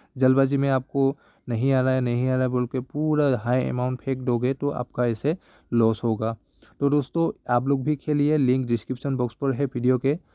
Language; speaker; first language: Hindi; non-native, local second language; Bangla